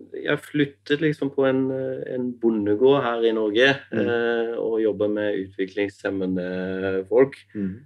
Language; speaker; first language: Norwegian; non-native, fluent; German